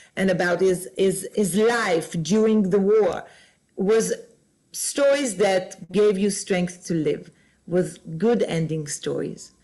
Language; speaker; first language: English; non-native, fluent; Hebrew